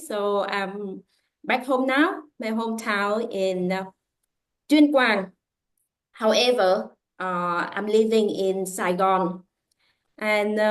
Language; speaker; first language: English; non-native, fluent; Vietnamese